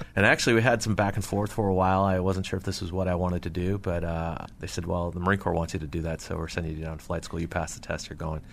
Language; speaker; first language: English; native; English